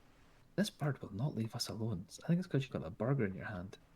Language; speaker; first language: English; native; English